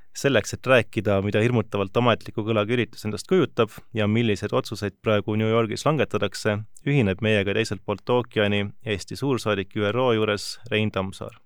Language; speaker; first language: Estonian; native; Estonian